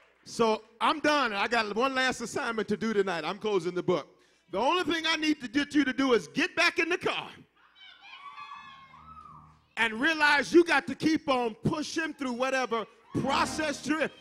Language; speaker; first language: English; native; English